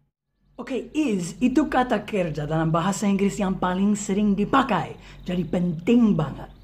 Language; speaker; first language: Indonesian; non-native, fluent; English